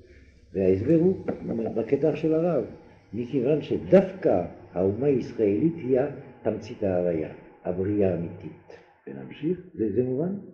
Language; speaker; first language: Hebrew; non-native, fluent; French